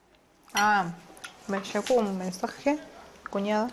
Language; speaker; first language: Spanish; non-native, learner; Korean